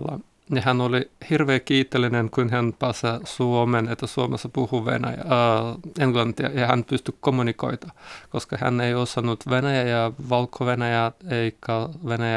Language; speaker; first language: Finnish; non-native, learner; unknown